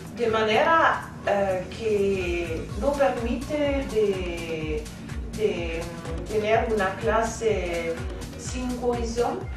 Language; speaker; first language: Spanish; non-native, fluent; German